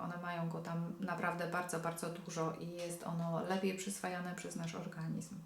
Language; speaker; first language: Polish; native; Polish